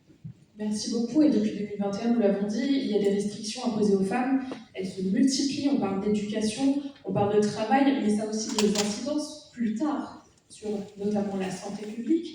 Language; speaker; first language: French; native; French